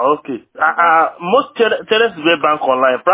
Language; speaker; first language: Russian; non-native, learner; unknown